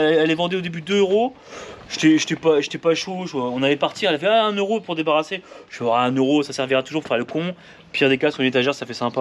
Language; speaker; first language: French; native; French